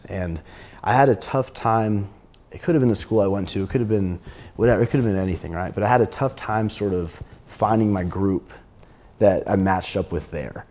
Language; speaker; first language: English; native; English